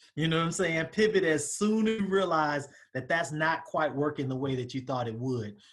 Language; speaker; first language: English; native; English